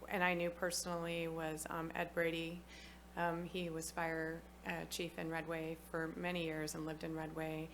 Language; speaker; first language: English; native; English